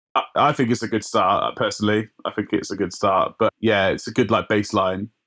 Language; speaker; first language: English; native; English